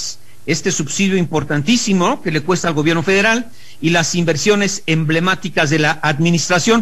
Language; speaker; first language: Spanish; native; Spanish